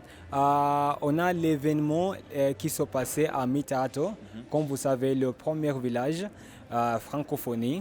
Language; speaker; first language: French; non-native, learner; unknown